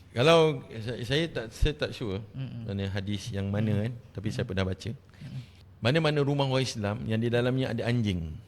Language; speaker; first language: Malay; native; Malay